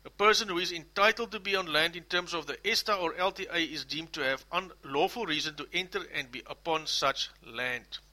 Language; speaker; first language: English; non-native, local second language; Afrikaans